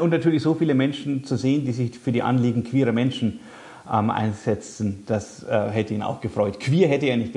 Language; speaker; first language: German; native; German